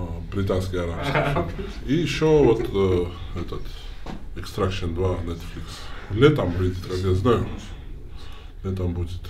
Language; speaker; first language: Russian; non-native, fluent; Georgian